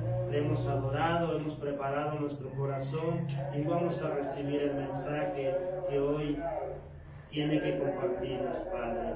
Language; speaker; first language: Spanish; native; Spanish